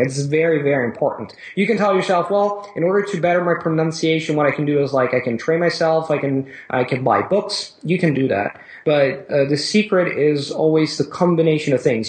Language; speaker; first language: English; non-native, fluent; Italian